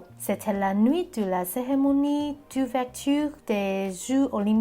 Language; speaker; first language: French; non-native, learner; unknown